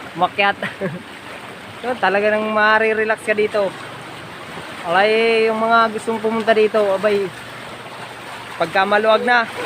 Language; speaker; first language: Filipino; non-native, local second language; Bikol